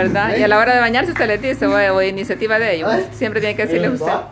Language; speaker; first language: Spanish; native; Spanish